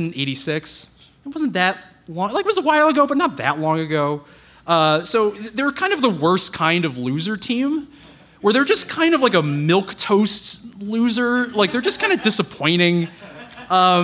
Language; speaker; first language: English; native; English